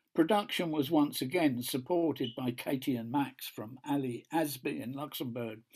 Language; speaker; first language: English; native; English